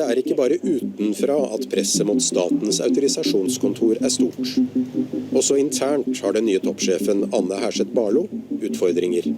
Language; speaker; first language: Norwegian; native; Norwegian